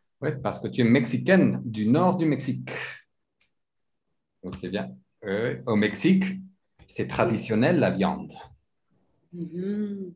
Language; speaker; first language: French; non-native, fluent; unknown